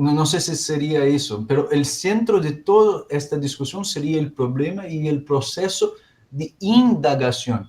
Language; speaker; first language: Spanish; non-native, learner; Portuguese